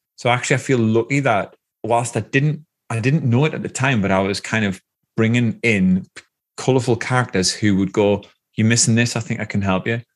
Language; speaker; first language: English; native; English